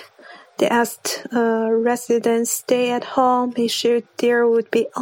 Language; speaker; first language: English; non-native, fluent; Chinese